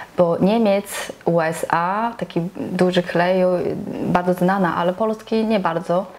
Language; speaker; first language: Polish; non-native, learner; Chinese